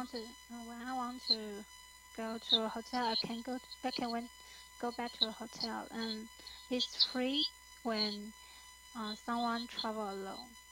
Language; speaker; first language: English; non-native, learner; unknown